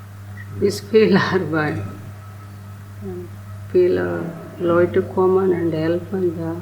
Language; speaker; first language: German; non-native, learner; Telugu